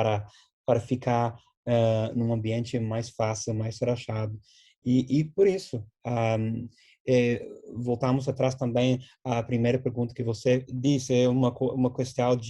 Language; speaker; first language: Portuguese; non-native, fluent; English